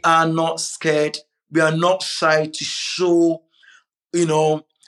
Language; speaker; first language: English; non-native, local second language; Akan